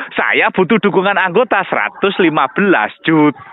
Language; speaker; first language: Indonesian; non-native, local second language; Javanese